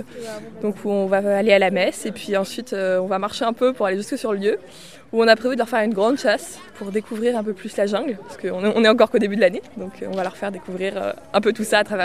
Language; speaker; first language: French; native; French